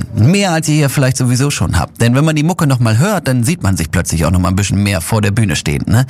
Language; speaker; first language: German; native; German